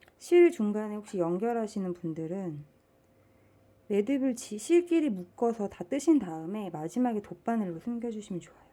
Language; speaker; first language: Korean; native; Korean